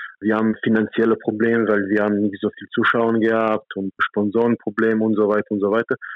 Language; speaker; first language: German; non-native, fluent; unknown